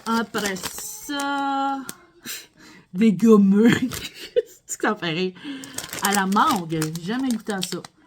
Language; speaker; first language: French; native; French